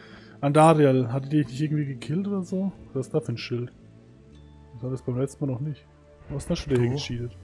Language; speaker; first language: German; native; German